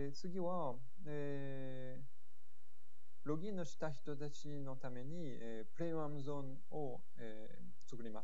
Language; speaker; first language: Japanese; non-native, fluent; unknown